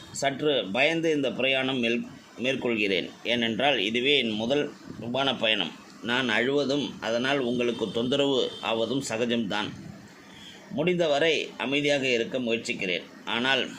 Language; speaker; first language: Tamil; native; Tamil